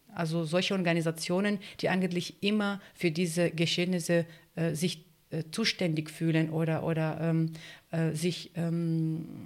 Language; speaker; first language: German; non-native, fluent; Turkish